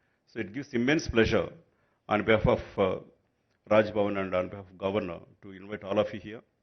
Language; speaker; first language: English; non-native, local second language; Telugu